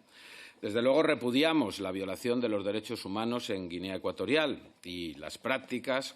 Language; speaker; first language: Spanish; native; Spanish